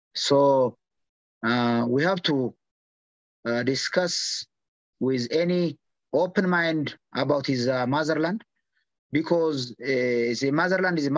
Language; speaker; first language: English; non-native, local second language; Amharic